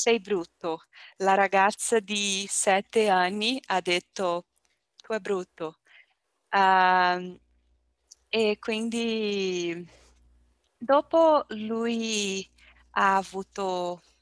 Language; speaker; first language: Italian; non-native, learner; Portuguese